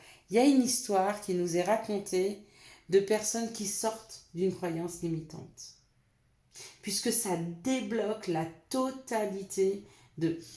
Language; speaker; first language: French; native; French